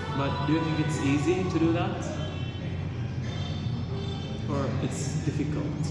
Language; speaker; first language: English; non-native, learner; Arabic